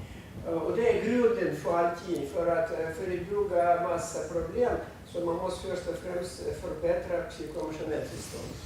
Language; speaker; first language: Swedish; non-native, fluent; Russian